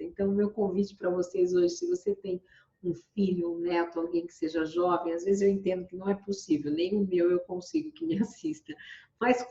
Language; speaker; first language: Portuguese; native; Portuguese